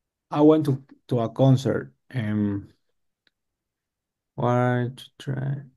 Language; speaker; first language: English; non-native, learner; Spanish